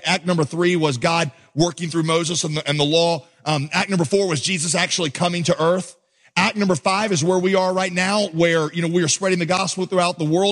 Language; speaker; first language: English; native; English